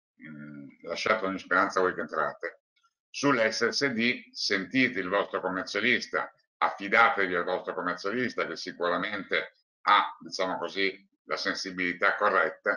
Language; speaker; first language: Italian; native; Italian